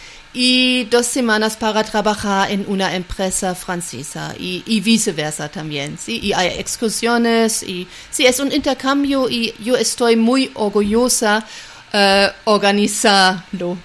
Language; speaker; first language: Spanish; non-native, fluent; German